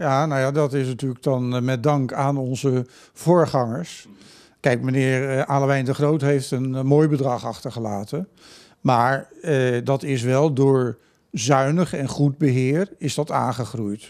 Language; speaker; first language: Dutch; native; Dutch